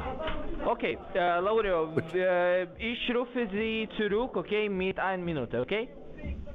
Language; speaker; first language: German; non-native, learner; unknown